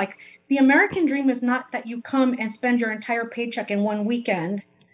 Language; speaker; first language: English; early bilingual, other home language; Spanish